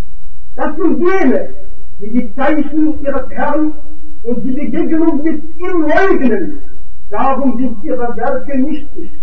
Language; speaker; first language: German; non-native, fluent; Arabic